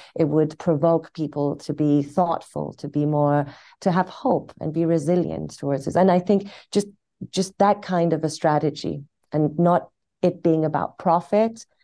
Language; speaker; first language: English; non-native, fluent; Persian